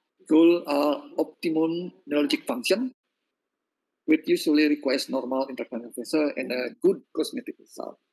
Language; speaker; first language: English; non-native, fluent; Indonesian